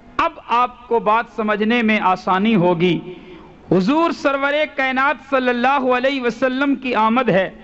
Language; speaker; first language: Urdu; non-native, local second language; Punjabi